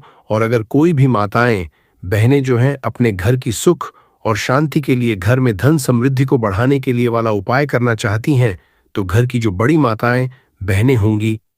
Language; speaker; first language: Hindi; native; Hindi